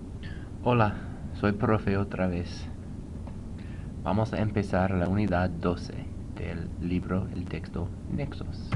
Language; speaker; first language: Spanish; non-native, fluent; English